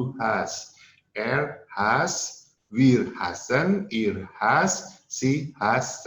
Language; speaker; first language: German; non-native, learner; Indonesian